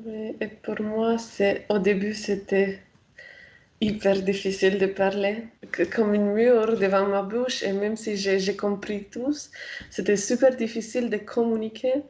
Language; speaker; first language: French; non-native, fluent; Romanian